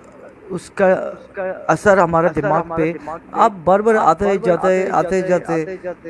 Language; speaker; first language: Hindi; non-native, fluent; Bangla